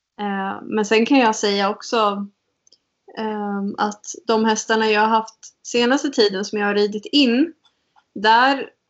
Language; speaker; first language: Swedish; native; Swedish